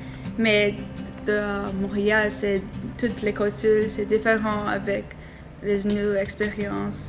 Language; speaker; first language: French; non-native, learner; English